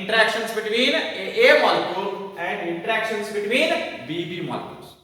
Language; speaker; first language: English; non-native, local second language; Kannada